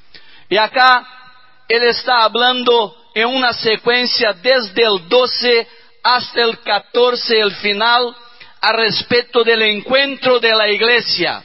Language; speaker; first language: Spanish; non-native, learner; Portuguese